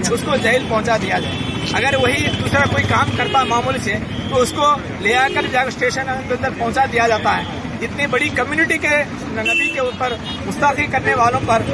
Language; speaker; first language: Hindi; non-native, local second language; Urdu